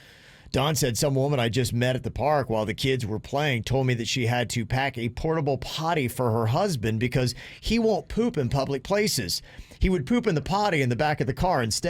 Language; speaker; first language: English; native; English